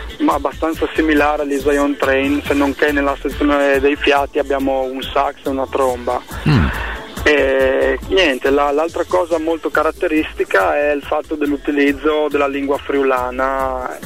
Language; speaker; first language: Italian; non-native, local second language; Friulian